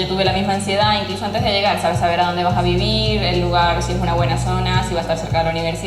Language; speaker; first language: Spanish; native; Spanish